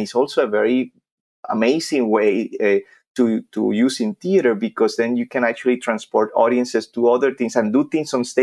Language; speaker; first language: English; non-native, fluent; Spanish